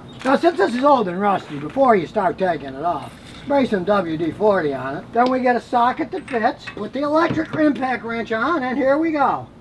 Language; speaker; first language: English; native; English